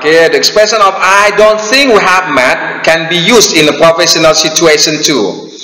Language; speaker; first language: English; non-native, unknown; Indonesian